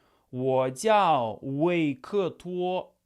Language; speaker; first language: Chinese; non-native, fluent; Russian